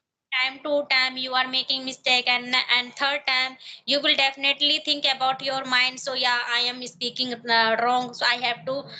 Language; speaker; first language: English; non-native, learner; Hindi